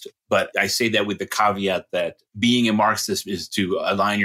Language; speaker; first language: English; native; English